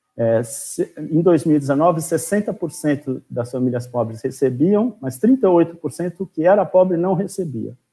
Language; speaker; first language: Portuguese; native; Portuguese